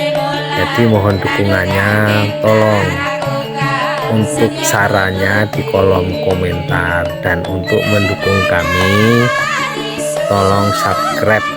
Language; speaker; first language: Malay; non-native, local second language; Javanese